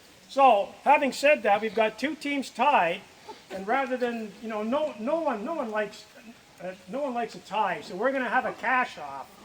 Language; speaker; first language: English; native; English